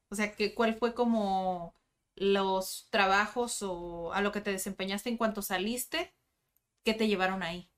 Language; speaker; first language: Spanish; native; Spanish